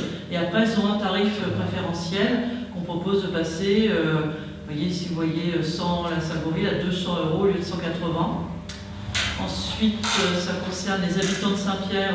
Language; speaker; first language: French; native; French